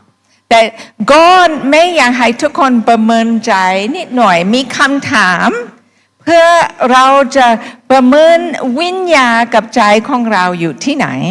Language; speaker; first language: Thai; non-native, fluent; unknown